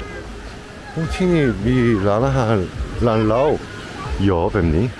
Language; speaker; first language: Thai; non-native, learner; Korean